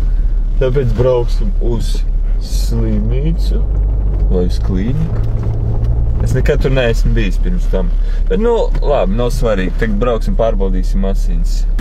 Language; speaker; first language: Latvian; native; Latvian